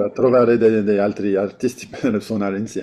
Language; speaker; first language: Italian; non-native, fluent; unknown